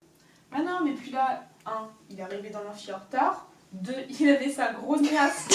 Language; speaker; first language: French; native; French